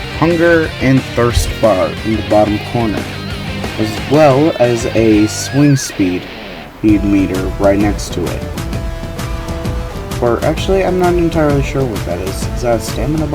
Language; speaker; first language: English; native; English